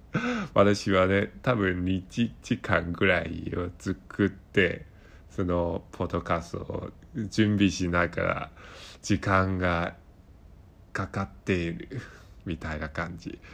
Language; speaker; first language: Japanese; non-native, fluent; Cantonese